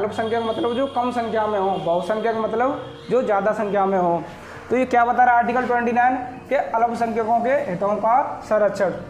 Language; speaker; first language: Hindi; native; Hindi